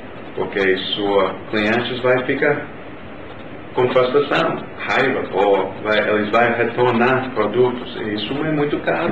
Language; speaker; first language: Portuguese; non-native, learner; English